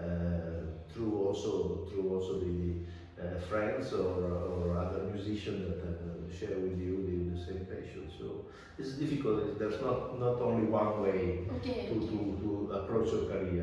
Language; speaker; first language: English; non-native, fluent; Italian